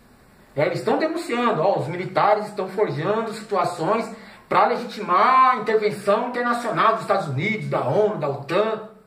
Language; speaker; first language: Portuguese; native; Portuguese